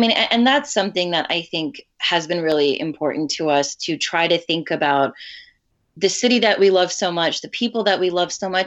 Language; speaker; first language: English; early bilingual, other home language; Urdu